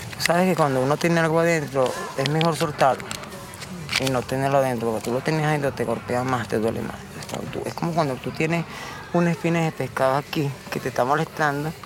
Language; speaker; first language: Spanish; native; Spanish